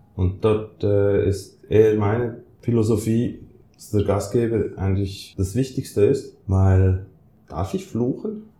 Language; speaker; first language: German; native; German